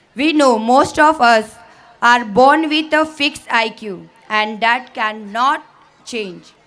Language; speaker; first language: English; non-native, local second language; Hindi